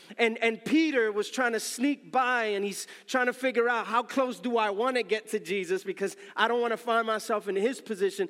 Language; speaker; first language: English; early bilingual, other home language; Spanish